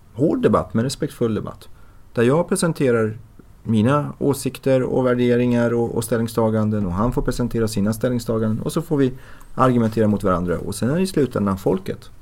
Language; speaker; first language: Swedish; early bilingual, other home language; Persian